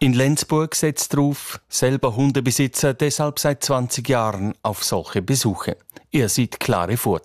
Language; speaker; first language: German; native; German